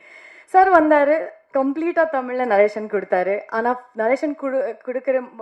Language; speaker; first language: Tamil; non-native, learner; Kannada